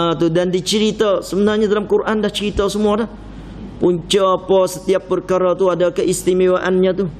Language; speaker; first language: Malay; non-native, fluent; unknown